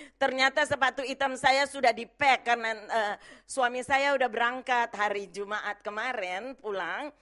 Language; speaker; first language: Indonesian; native; Indonesian